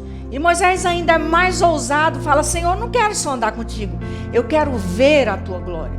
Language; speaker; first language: Portuguese; native; Portuguese